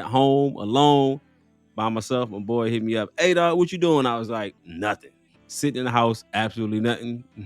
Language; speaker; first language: English; native; English